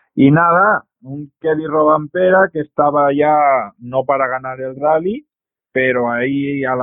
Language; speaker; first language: Spanish; native; Spanish